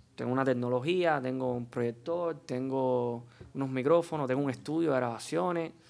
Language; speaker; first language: Spanish; native; Spanish